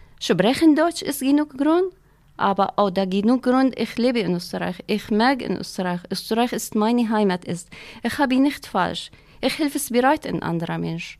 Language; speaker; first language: German; non-native, learner; Kurdish